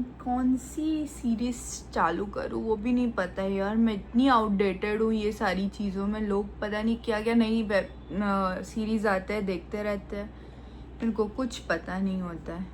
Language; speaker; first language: Hindi; non-native, local second language; Gujarati